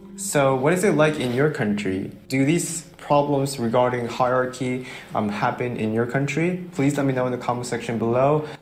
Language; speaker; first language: English; early bilingual, other home language; Japanese